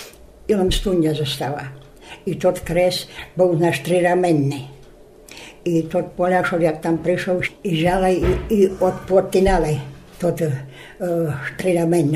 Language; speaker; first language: Polish; non-native, local second language; Rusyn